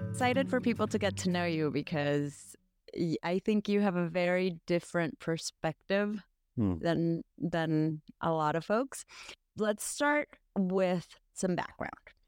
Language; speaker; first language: English; non-native, fluent; Spanish